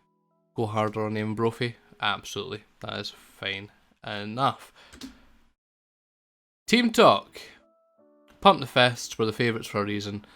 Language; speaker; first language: English; native; English